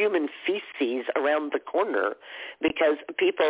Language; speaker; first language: English; native; English